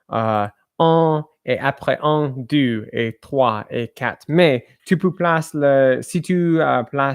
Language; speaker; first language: French; non-native, learner; English